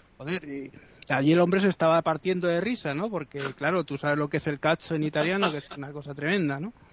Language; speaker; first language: Spanish; native; Spanish